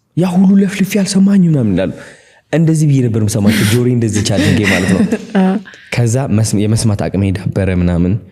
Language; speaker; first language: Amharic; non-native, local second language; Tigrinya